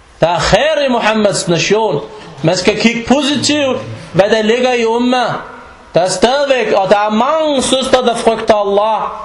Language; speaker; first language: Danish; non-native, fluent; Arabic